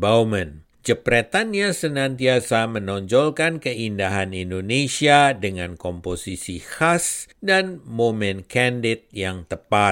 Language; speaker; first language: Indonesian; native; Indonesian